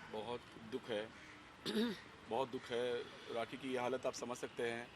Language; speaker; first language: Hindi; native; Hindi